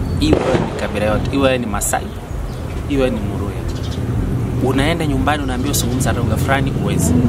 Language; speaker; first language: Swahili; native; Swahili